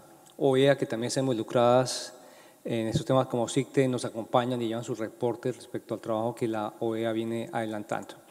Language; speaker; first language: Spanish; native; Spanish